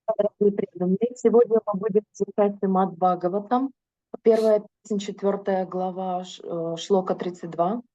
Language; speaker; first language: Russian; native; Russian